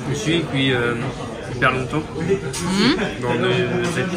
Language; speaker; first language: French; native; French